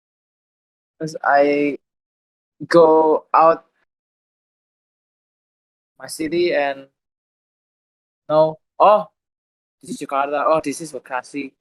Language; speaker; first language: English; non-native, learner; Indonesian